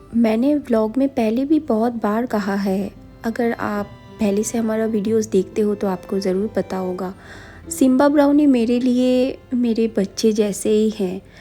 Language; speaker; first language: Hindi; non-native, local second language; Bangla